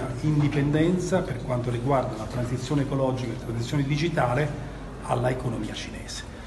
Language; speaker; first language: Italian; native; Italian